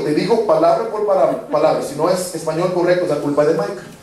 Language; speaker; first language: Spanish; early bilingual, heritage; Spanish